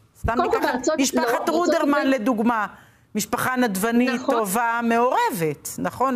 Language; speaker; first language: Hebrew; native; Hebrew